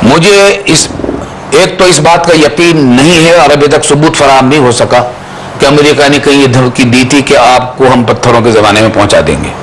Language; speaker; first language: Urdu; native; Urdu